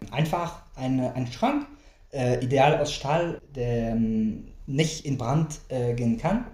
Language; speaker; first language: German; non-native, fluent; French